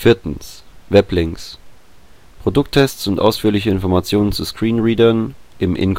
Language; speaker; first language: German; native; German